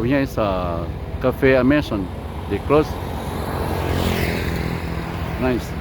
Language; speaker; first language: English; non-native, learner; Lao